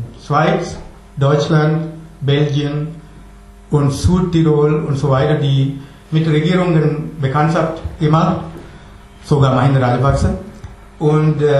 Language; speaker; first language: German; non-native, learner; Sinhala